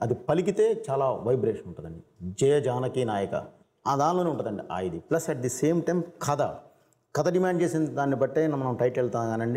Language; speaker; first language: Telugu; native; Telugu